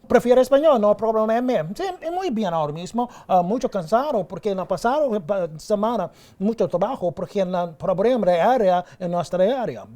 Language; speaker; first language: Spanish; non-native, learner; English